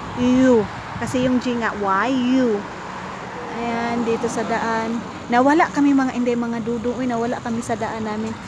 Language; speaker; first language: Filipino; non-native, local second language; Cebuano